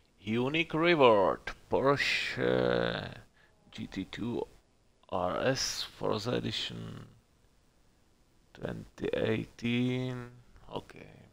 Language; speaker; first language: English; non-native, learner; Czech